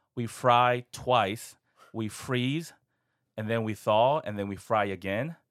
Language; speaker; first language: English; non-native, fluent; Korean